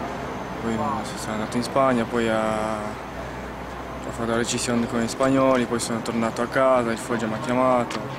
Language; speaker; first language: Italian; non-native, fluent; French